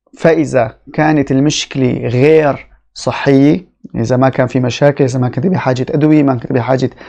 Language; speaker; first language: Arabic; native; Arabic